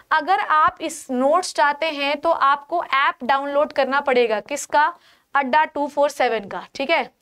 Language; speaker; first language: Hindi; native; Hindi